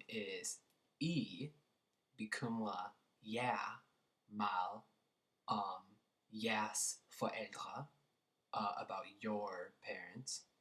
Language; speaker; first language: Danish; non-native, learner; English